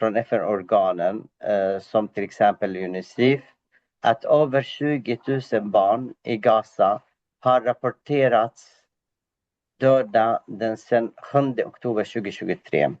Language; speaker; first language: Swedish; non-native, fluent; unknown